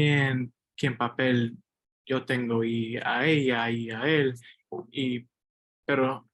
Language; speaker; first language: Spanish; non-native, learner; English